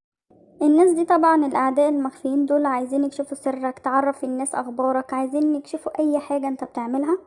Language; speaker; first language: Arabic; native; Arabic